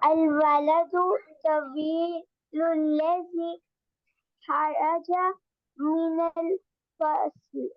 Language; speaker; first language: Arabic; non-native, learner; Urdu